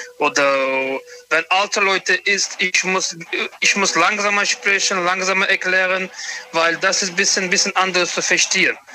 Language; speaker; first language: German; non-native, learner; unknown